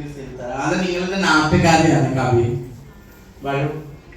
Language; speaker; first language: Malayalam; non-native, local second language; Assamese